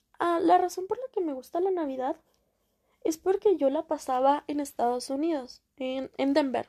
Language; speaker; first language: Spanish; early bilingual, heritage; Spanish